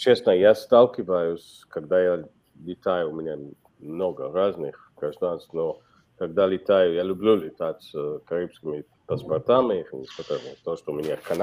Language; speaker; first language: Russian; non-native, fluent; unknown